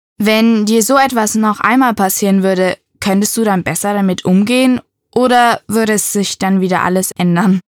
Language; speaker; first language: German; native; German